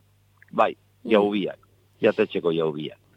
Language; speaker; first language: Basque; native; Basque